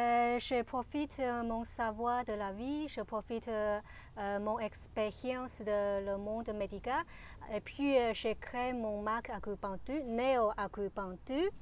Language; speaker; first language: French; non-native, learner; Chinese